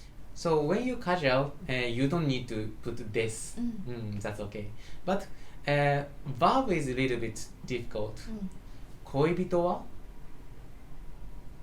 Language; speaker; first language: English; non-native, learner; Japanese